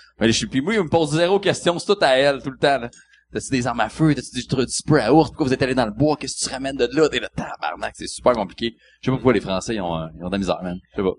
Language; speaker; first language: French; native; French